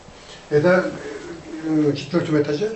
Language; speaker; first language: Russian; non-native, learner; Turkish